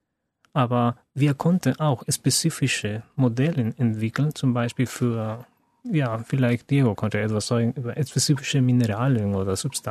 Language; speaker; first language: German; non-native, fluent; Spanish